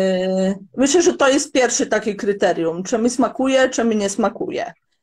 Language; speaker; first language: Polish; non-native, fluent; Croatian